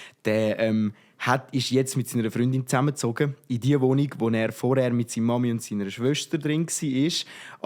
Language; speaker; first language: German; native; German